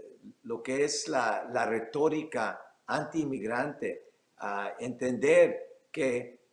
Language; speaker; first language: Spanish; early bilingual, heritage; Spanish